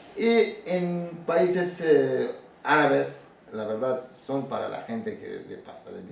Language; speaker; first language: Spanish; non-native, learner; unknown